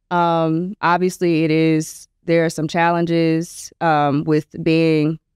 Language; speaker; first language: English; native; English